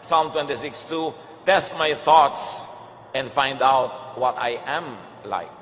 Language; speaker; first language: English; non-native, local second language; Filipino